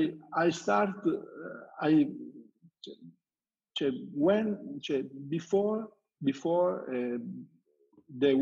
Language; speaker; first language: English; non-native, learner; Italian